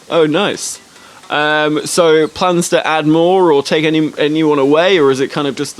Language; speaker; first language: English; native; English